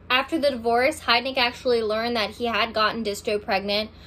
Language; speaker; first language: English; native; English